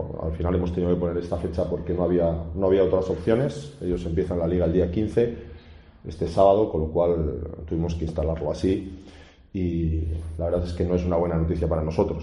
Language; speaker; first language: Spanish; native; Spanish